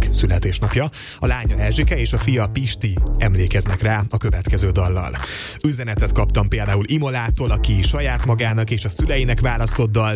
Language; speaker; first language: Hungarian; native; Hungarian